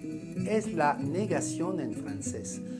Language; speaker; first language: Spanish; non-native, fluent; French